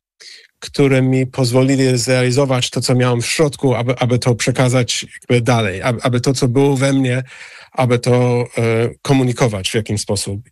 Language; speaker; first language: Polish; non-native, fluent; English